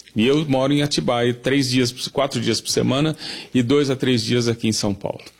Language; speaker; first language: Portuguese; native; Portuguese